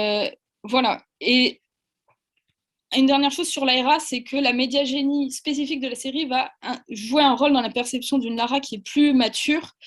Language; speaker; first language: French; native; French